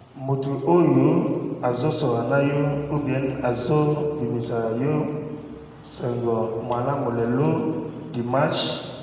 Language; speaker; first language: Lingala; non-native, fluent; Igbo